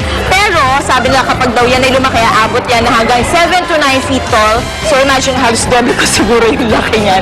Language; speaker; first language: Filipino; native; Filipino